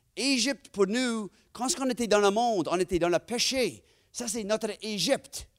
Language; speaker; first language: French; non-native, fluent; English